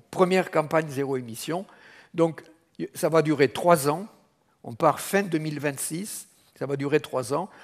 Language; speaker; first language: French; native; French